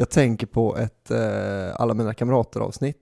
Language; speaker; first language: Swedish; native; Swedish